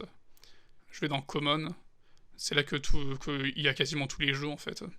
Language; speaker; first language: French; native; French